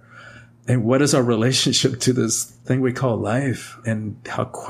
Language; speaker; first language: English; early bilingual, other home language; Spanish